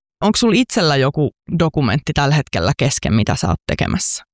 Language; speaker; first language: Finnish; native; Finnish